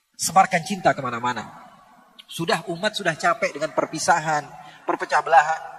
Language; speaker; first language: Indonesian; native; Indonesian